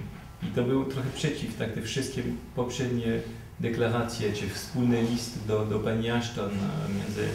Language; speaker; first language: Polish; non-native, fluent; French